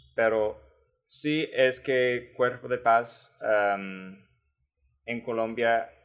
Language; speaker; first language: Spanish; non-native, learner; English